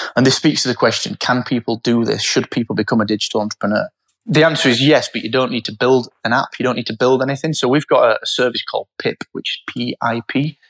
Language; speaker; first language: English; native; English